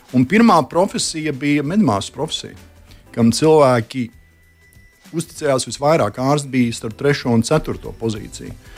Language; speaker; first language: Latvian; native; Latvian